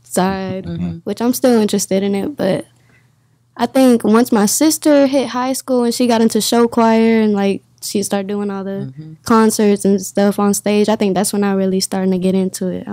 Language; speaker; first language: English; native; English